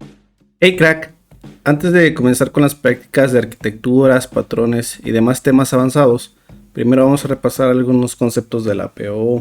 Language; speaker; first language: Spanish; native; Spanish